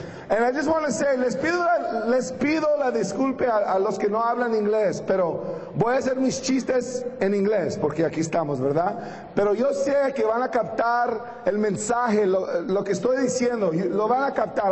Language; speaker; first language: Spanish; early bilingual, heritage; Spanish